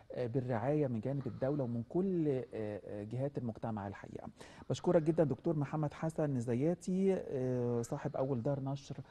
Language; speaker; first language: Arabic; native; Arabic